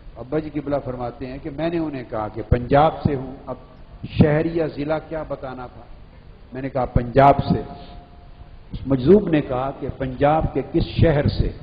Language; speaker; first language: Urdu; non-native, local second language; Punjabi